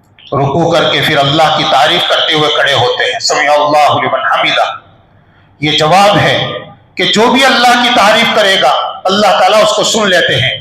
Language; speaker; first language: Urdu; non-native, local second language; Gujarati